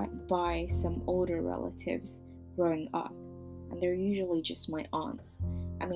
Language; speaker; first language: English; non-native, local second language; Cantonese